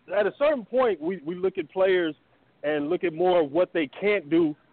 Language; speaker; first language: English; native; English